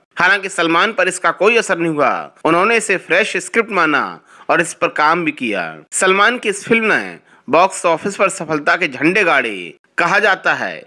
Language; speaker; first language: Hindi; native; Hindi